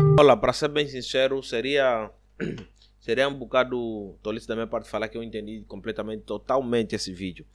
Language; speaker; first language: Portuguese; native; Portuguese